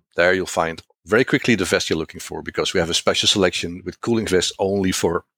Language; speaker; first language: English; non-native, fluent; Dutch